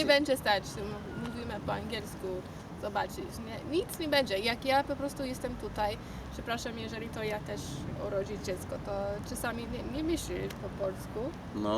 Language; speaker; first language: Polish; non-native, learner; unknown